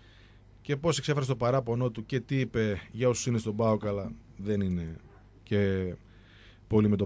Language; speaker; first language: Greek; native; Greek